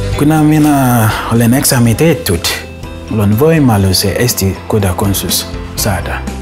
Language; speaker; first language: Estonian; non-native, learner; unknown